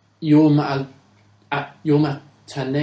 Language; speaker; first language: Arabic; non-native, learner; English